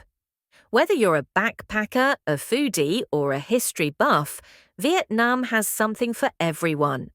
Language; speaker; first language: English; non-native, fluent; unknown